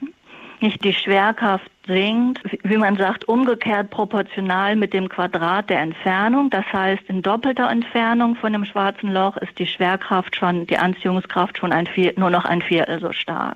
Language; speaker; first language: German; native; German